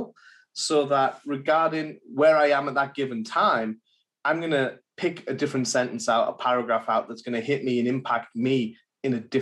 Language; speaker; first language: English; native; English